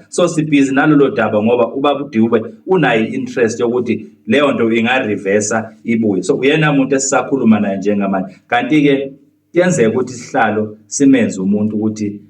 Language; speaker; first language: Zulu; native; Zulu